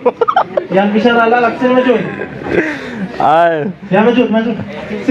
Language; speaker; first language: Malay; non-native, fluent; Arabic